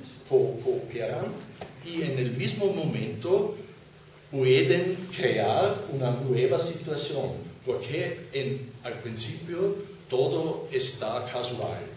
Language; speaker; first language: Spanish; non-native, fluent; German